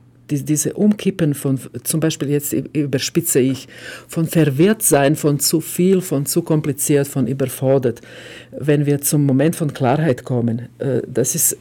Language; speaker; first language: German; non-native, fluent; Croatian